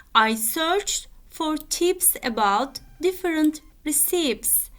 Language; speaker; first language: English; non-native, fluent; Turkish